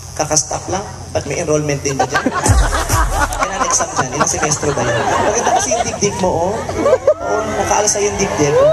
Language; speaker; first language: Filipino; native; Filipino